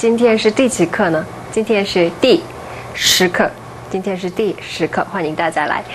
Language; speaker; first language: Chinese; non-native, fluent; Korean